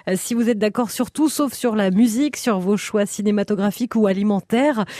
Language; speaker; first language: French; native; French